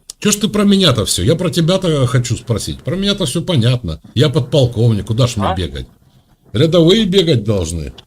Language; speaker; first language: Russian; native; Russian